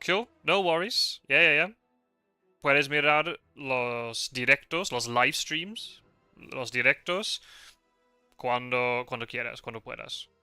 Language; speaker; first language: Spanish; non-native, learner; English